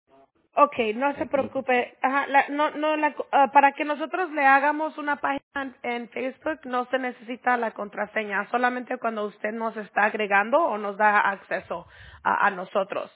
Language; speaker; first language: Spanish; early bilingual, heritage; Spanish